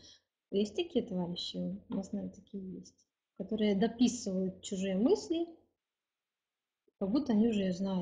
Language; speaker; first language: Russian; native; Russian